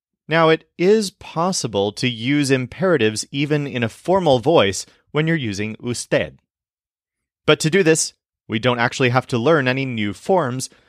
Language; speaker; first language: English; native; English